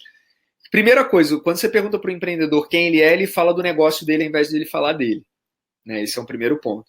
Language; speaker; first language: Portuguese; native; Portuguese